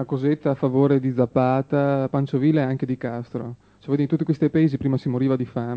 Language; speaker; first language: Italian; native; Italian